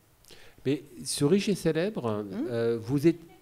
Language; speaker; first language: French; native; French